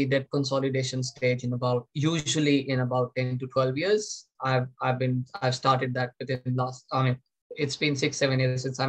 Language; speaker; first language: English; non-native, local second language; Hindi